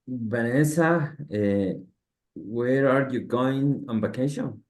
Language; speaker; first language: English; non-native, learner; Spanish